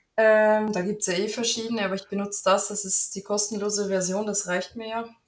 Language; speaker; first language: German; native; German